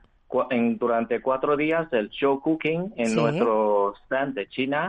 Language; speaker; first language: Spanish; non-native, fluent; Chinese